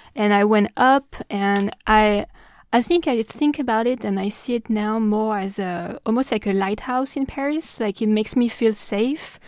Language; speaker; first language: English; non-native, fluent; French